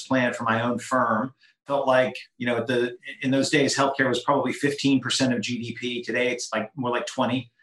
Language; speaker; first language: English; native; English